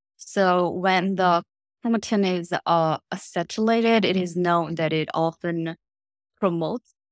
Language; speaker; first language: English; non-native, fluent; Korean